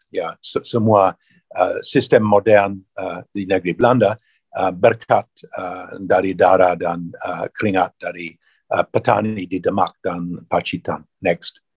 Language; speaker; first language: Indonesian; non-native, fluent; English